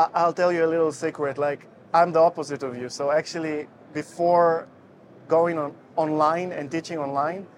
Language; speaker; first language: English; non-native, fluent; Russian